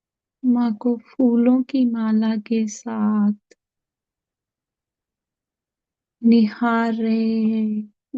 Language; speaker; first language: Hindi; native; Hindi